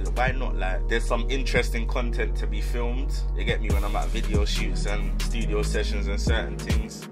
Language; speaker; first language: English; native; English